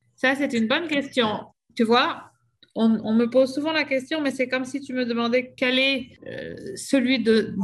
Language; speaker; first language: French; native; French